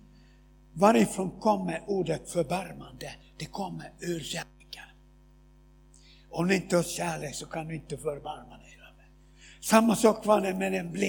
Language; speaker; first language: Swedish; non-native, fluent; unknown